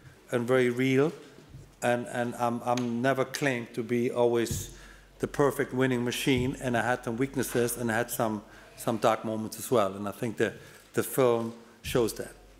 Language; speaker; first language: English; non-native, fluent; German